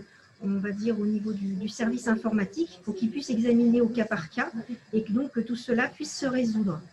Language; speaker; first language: French; native; French